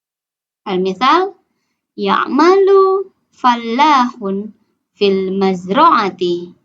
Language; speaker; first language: Arabic; non-native, learner; Indonesian